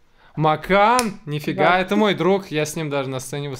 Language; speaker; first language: Russian; native; Russian